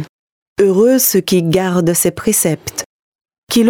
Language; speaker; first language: French; native; French